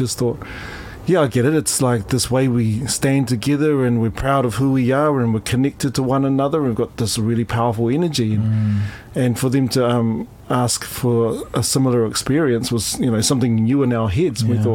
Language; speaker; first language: English; native; English